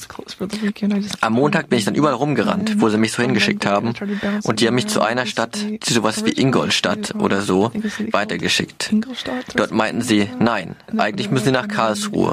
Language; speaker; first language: German; non-native, fluent; English